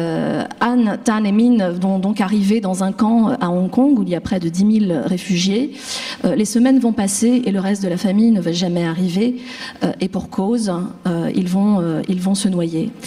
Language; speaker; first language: French; native; French